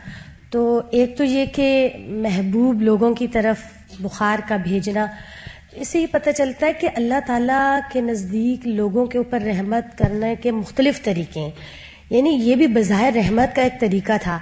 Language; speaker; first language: Urdu; native; Urdu